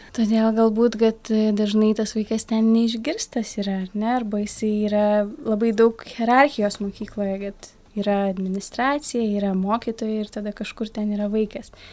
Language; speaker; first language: Lithuanian; native; Lithuanian